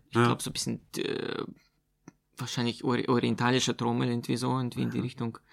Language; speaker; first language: German; non-native, fluent; Russian